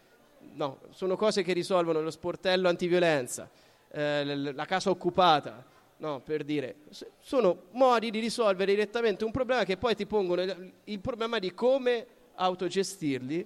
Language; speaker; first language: Italian; native; Italian